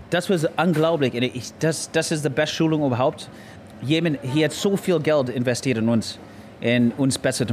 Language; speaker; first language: German; non-native, learner; English